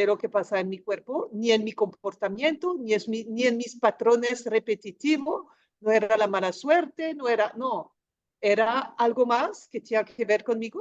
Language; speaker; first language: Spanish; non-native, fluent; French